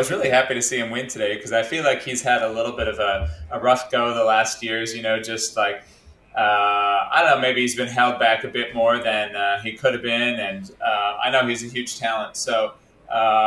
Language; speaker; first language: English; native; English